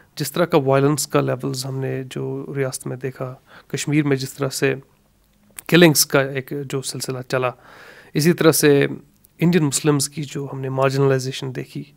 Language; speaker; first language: Urdu; non-native, local second language; Kashmiri